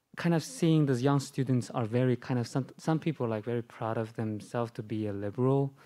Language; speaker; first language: English; non-native, learner; Chinese